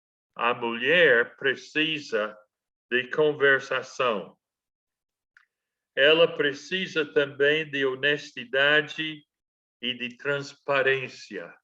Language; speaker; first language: Portuguese; non-native, fluent; English